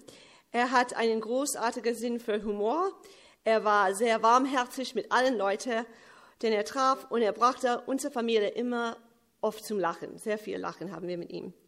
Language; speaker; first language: German; early bilingual, heritage; English